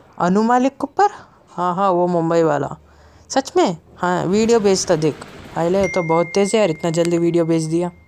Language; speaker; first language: Hindi; native; Hindi